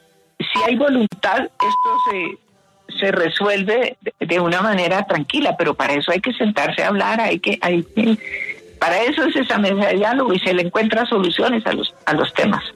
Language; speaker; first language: Spanish; native; Spanish